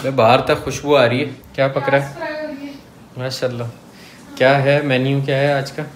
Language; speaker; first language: Hindi; native; Hindi